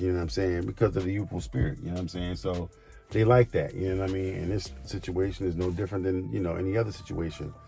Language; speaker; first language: English; native; English